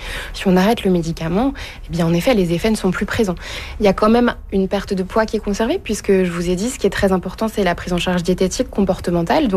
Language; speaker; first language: French; native; French